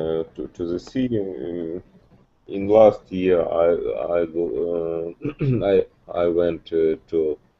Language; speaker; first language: English; non-native, learner; Russian